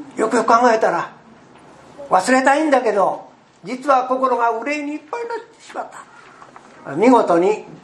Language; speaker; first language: Japanese; native; Japanese